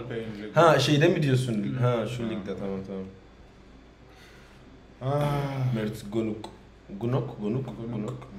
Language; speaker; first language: Turkish; non-native, learner; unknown